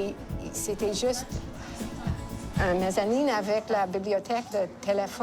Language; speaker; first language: French; non-native, local second language; English